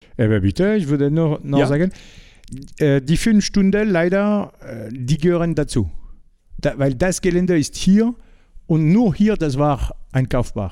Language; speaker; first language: German; non-native, learner; French